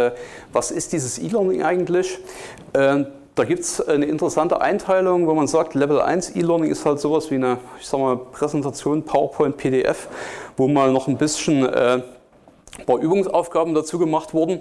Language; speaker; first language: German; native; German